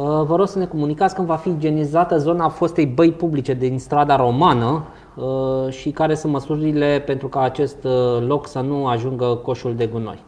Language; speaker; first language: Romanian; native; Romanian